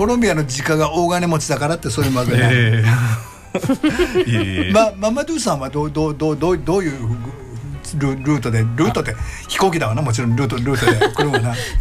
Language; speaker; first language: Japanese; native; Japanese